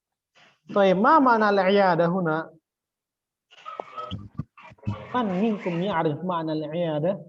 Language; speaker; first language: Arabic; non-native, fluent; Indonesian